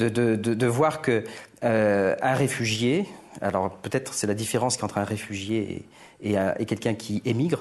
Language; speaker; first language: French; native; French